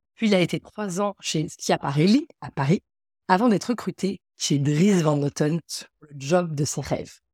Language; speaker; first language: French; native; French